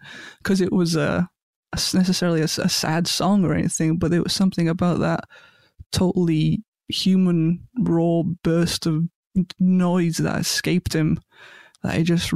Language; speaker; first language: English; native; English